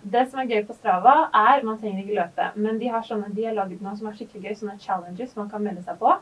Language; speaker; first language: Norwegian; native; Norwegian